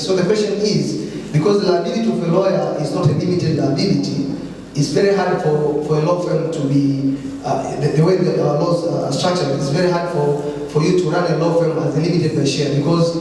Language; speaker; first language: English; non-native, local second language; Swahili